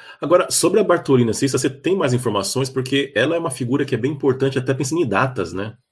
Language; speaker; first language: Portuguese; native; Portuguese